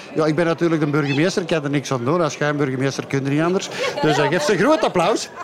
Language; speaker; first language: Dutch; native; Dutch